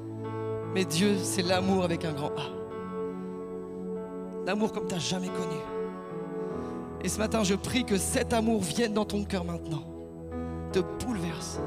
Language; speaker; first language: French; native; French